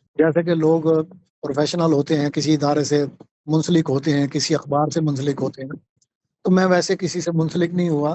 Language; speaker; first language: Urdu; native; Urdu